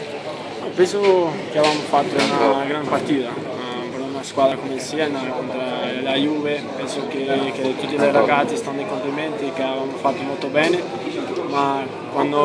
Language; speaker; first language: Italian; non-native, learner; Portuguese